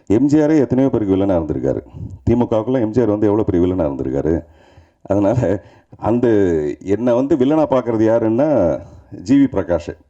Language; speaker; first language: Tamil; native; Tamil